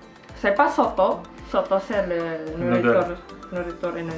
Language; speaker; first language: French; non-native, learner; Indonesian